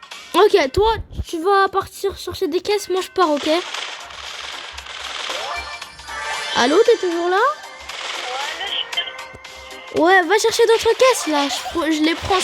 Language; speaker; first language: French; native; French